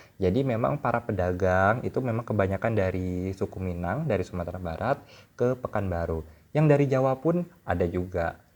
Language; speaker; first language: Indonesian; native; Indonesian